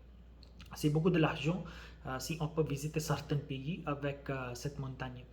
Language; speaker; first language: French; non-native, learner; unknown